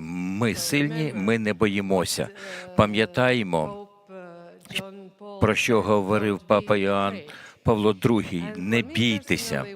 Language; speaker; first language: Ukrainian; non-native, fluent; Latvian